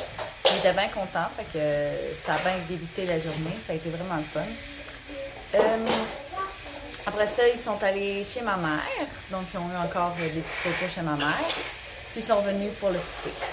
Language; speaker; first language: French; native; French